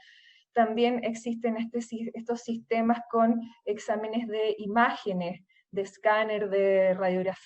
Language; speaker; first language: Spanish; native; Spanish